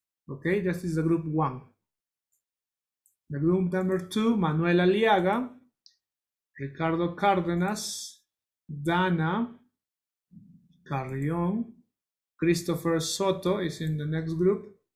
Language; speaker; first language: English; non-native, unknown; Spanish